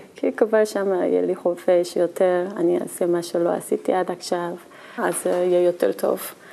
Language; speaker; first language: Hebrew; non-native, learner; Korean